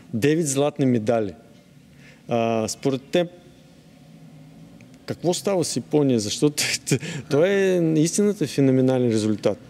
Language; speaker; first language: Bulgarian; non-native, learner; Russian